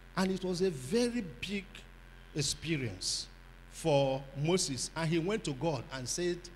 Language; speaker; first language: English; non-native, local second language; Igbo